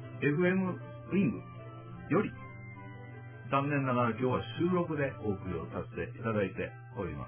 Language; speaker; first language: Japanese; native; Japanese